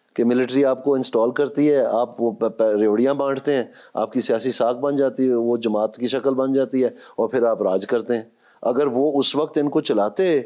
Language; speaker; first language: Urdu; non-native, local second language; Punjabi